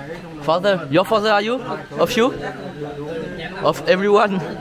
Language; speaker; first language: English; non-native, learner; French